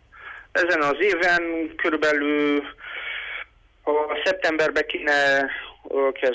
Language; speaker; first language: Hungarian; non-native, local second language; Romanian